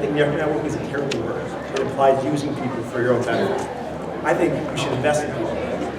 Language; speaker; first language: English; native; English